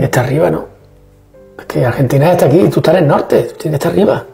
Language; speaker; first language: Spanish; native; Spanish